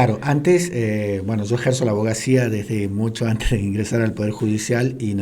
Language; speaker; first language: Spanish; native; Spanish